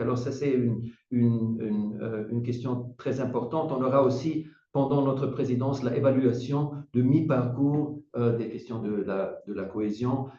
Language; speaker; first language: French; non-native, fluent; German